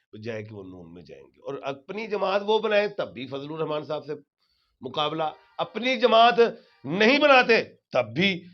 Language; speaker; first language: Urdu; non-native, local second language; Punjabi